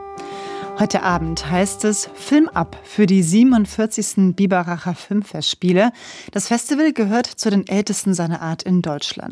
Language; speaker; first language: German; native; German